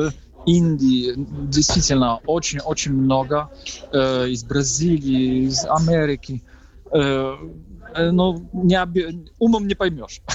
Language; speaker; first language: Russian; non-native, fluent; Polish